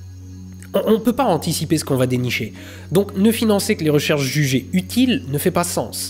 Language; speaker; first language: French; native; French